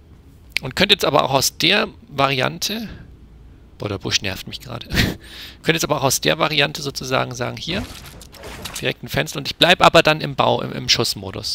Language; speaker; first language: German; native; German